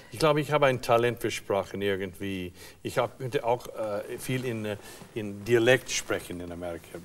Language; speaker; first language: German; non-native, fluent; English